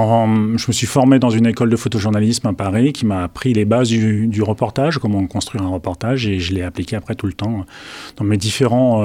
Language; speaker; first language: French; native; French